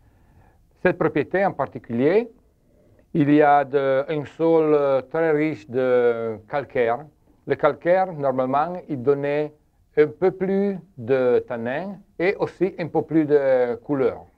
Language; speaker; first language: French; non-native, learner; Italian